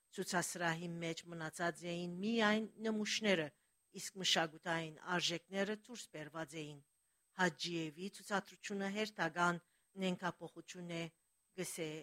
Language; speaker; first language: Armenian; early bilingual, heritage; Armenian